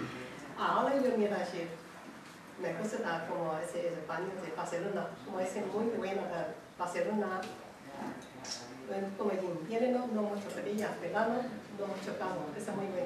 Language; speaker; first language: Spanish; non-native, learner; Chinese